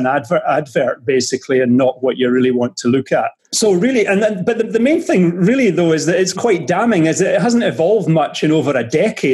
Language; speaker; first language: English; native; English